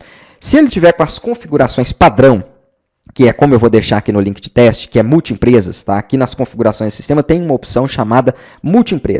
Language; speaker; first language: Portuguese; native; Portuguese